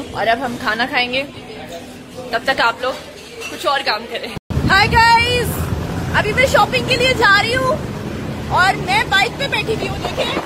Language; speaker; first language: Urdu; non-native, local second language; Punjabi